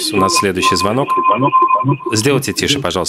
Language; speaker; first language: Russian; native; Russian